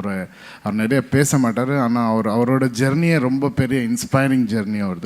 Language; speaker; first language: Tamil; non-native, local second language; Kannada